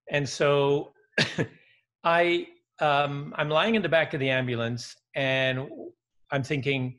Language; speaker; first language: English; early bilingual, other home language; Dutch